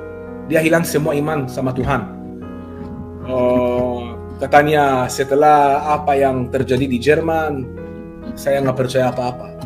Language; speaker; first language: Indonesian; non-native, fluent; Hebrew